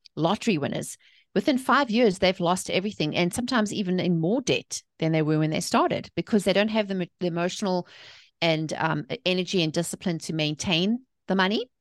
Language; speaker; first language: English; native; English